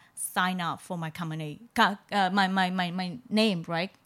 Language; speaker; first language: English; non-native, fluent; Vietnamese